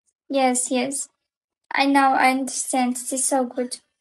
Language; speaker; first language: English; non-native, learner; Ukrainian